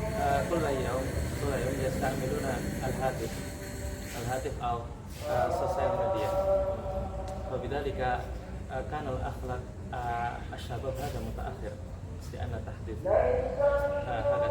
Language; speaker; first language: Arabic; non-native, learner; Indonesian